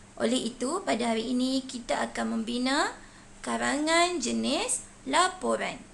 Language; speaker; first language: Malay; native; Malay